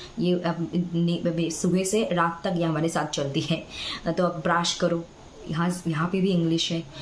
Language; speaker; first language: Hindi; non-native, local second language; Bangla